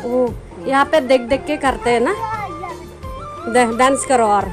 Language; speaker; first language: Hindi; non-native, local second language; Chakma